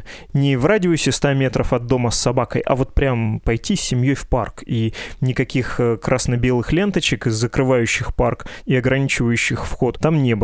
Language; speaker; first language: Russian; native; Russian